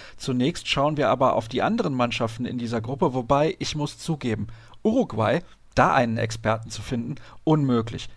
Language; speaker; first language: German; native; German